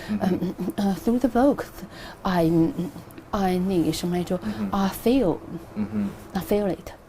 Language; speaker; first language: English; non-native, learner; Chinese